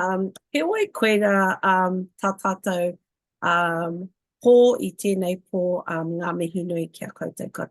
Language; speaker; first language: Māori; non-native, local second language; English